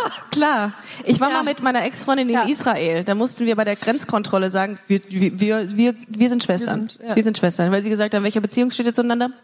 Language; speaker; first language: German; native; German